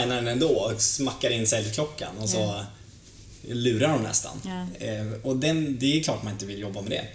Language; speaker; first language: Swedish; native; Swedish